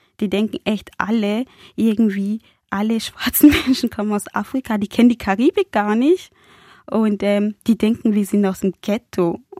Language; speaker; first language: German; non-native, fluent; Spanish